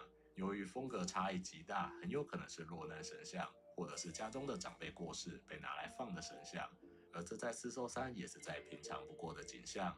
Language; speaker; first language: Chinese; native; Chinese